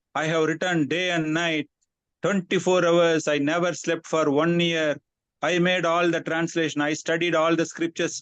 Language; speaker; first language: English; non-native, local second language; Tamil